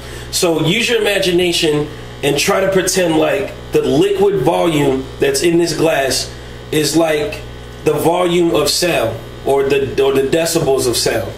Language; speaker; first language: English; native; English